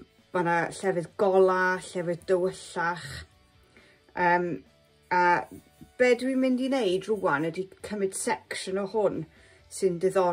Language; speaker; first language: Welsh; non-native, local second language; English